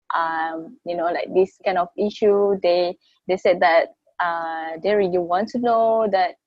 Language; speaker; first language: English; non-native, local second language; Malay